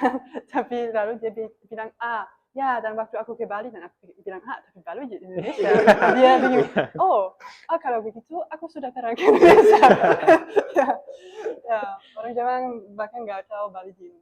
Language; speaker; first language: Indonesian; non-native, learner; German